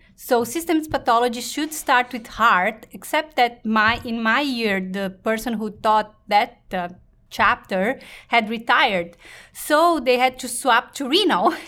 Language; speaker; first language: English; non-native, fluent; Portuguese